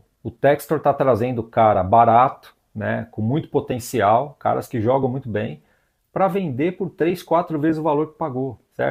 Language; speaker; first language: Portuguese; native; Portuguese